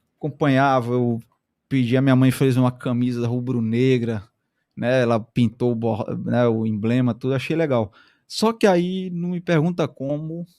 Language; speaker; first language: Portuguese; native; Portuguese